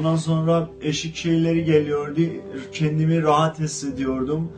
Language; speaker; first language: Turkish; non-native, fluent; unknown